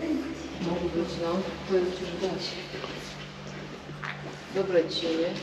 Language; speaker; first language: Polish; native; Polish